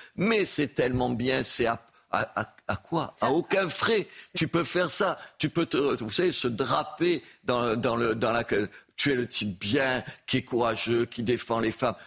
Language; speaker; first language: French; native; French